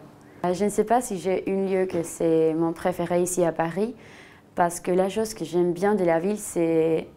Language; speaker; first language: French; non-native, fluent; Spanish